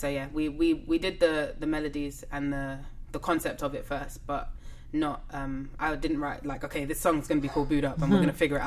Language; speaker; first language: English; native; English